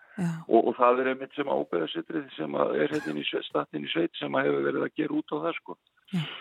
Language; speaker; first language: Icelandic; native; Icelandic